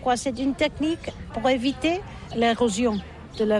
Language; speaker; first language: French; non-native, learner; Catalan